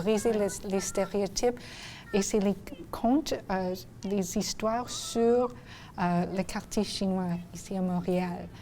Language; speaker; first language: French; non-native, local second language; English